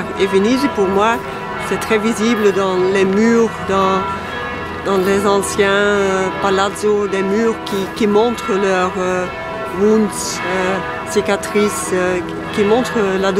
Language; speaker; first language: French; non-native, local second language; Dutch